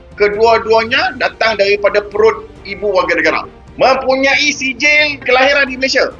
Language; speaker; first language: Malay; native; Malay